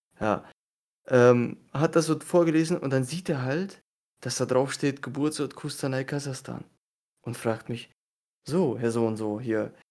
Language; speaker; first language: German; early bilingual, other home language; Russian